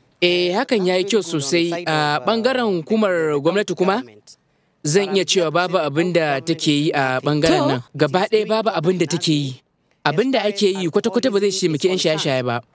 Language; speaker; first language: Hausa; native; Hausa